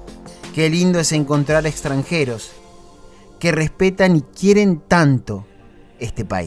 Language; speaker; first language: Spanish; native; Spanish